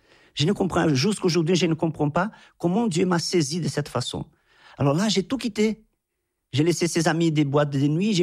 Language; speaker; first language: French; non-native, fluent; Portuguese